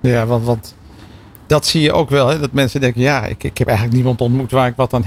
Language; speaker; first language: Dutch; native; Dutch